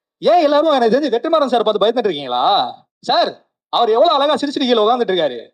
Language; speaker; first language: Tamil; native; Tamil